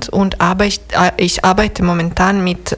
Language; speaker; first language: German; non-native, fluent; Serbian